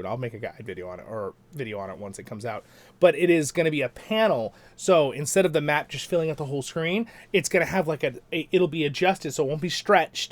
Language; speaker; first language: English; native; English